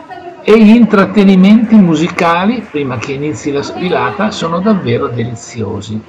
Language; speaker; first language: Italian; native; Italian